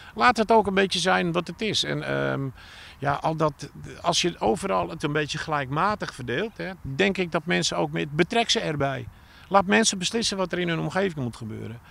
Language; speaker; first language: Dutch; native; Dutch